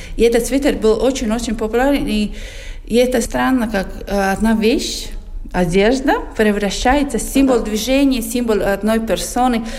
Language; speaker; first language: Russian; non-native, local second language; Latvian